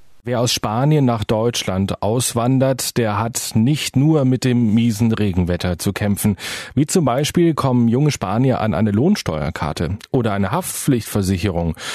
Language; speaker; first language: German; native; German